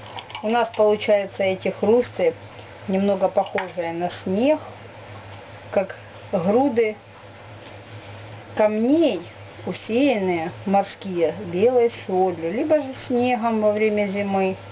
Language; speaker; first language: Russian; native; Russian